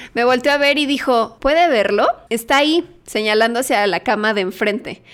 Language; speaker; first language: Spanish; native; Spanish